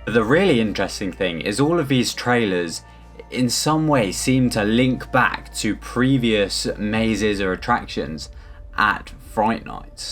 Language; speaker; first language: English; native; English